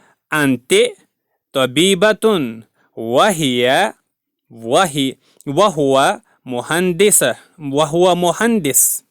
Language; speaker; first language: Arabic; non-native, fluent; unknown